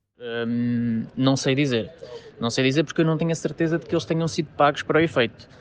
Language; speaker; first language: Portuguese; native; Portuguese